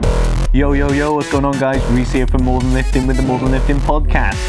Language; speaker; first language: English; native; English